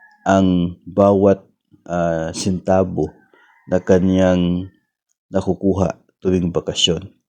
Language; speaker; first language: Filipino; native; Filipino